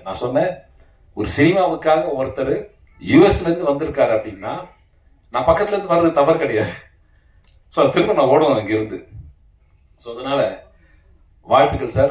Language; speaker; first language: Tamil; native; Tamil